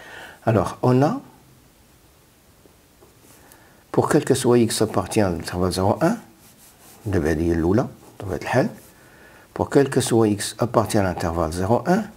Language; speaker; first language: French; non-native, local second language; Arabic